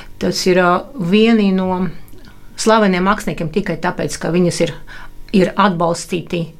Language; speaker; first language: Latvian; non-native, local second language; Russian